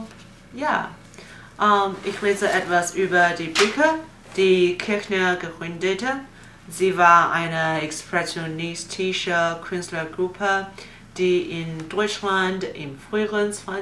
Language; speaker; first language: German; non-native, learner; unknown